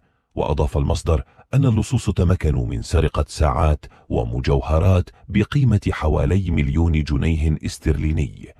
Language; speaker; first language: Arabic; native; Arabic